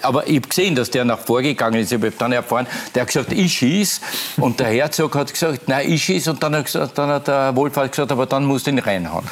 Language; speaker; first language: German; native; German